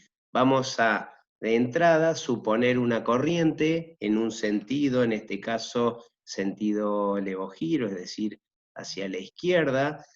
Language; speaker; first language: Spanish; native; Spanish